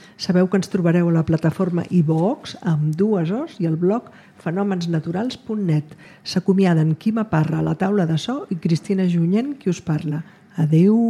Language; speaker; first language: Catalan; native; Catalan